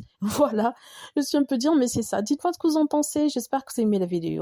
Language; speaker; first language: French; native; French